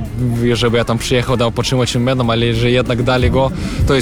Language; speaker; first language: Polish; non-native, fluent; Russian